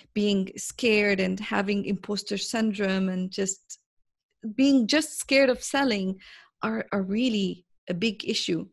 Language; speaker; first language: English; non-native, fluent; Arabic